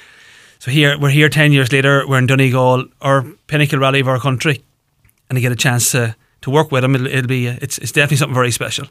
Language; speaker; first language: English; native; English